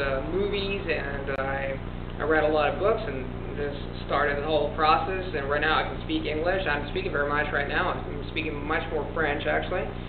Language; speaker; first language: English; non-native, fluent; Italian